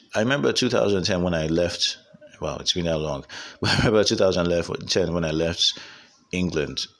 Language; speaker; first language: English; non-native, local second language; Igbo